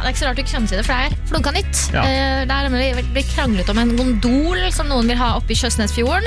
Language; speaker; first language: Norwegian; native; Norwegian